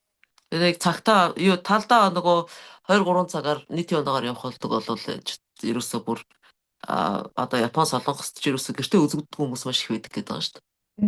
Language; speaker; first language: Mongolian; native; Mongolian